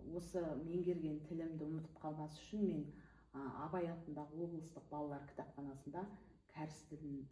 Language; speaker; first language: Kazakh; native; Kazakh